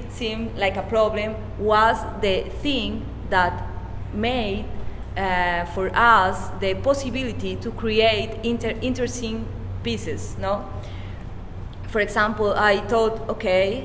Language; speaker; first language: English; non-native, learner; Spanish